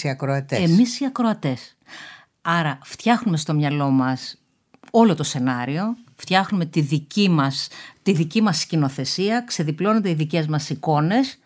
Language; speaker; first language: Greek; native; Greek